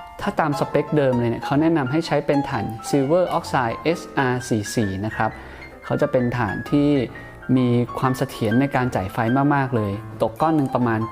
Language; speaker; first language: Thai; native; Thai